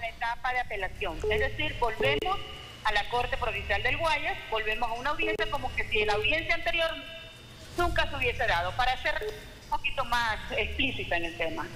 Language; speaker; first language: Spanish; native; Spanish